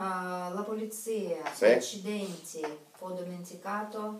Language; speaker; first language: Italian; non-native, learner; Russian